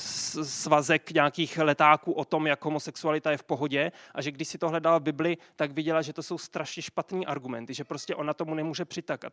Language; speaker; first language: Czech; native; Czech